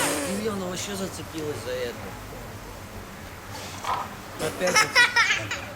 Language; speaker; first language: Russian; native; Russian